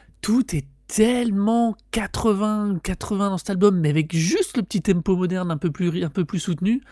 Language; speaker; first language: French; native; French